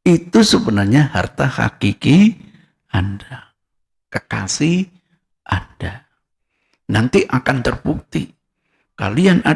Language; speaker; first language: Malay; non-native, local second language; Javanese